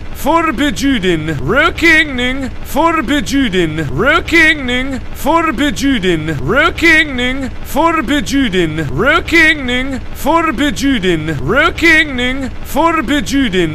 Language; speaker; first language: Swedish; non-native, learner; English